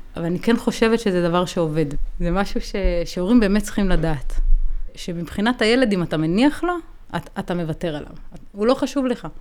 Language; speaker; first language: Hebrew; native; Hebrew